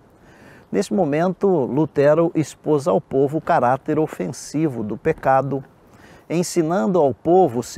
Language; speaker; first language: Portuguese; native; Portuguese